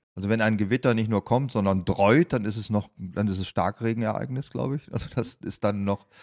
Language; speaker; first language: German; native; German